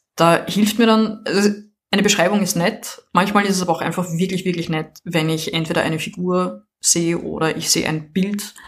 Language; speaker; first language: German; native; German